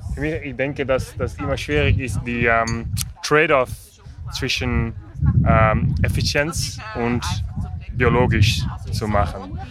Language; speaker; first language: German; non-native, learner; Dutch